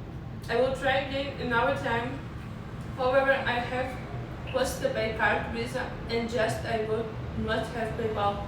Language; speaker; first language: English; non-native, learner; Russian